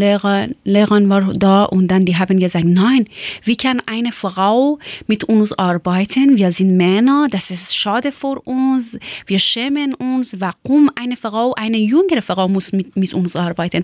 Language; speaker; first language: German; non-native, learner; Persian